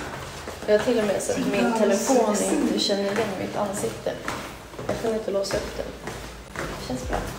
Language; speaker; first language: Swedish; native; Swedish